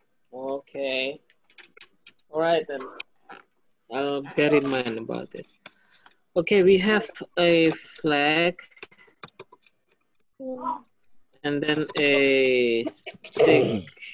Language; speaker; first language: English; non-native, fluent; Indonesian